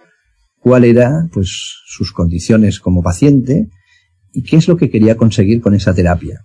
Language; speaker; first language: Spanish; native; Spanish